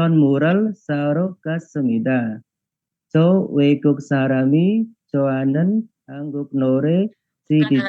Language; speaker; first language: Korean; non-native, learner; Indonesian